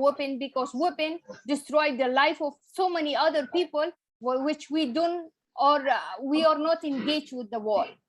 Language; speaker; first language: English; non-native, fluent; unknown